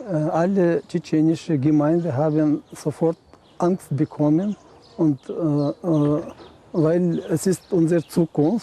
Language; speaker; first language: German; non-native, learner; Chechen